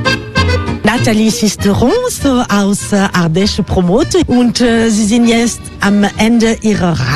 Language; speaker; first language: German; non-native, fluent; French